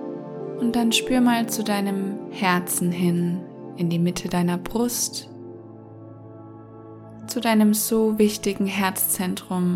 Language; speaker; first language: German; native; German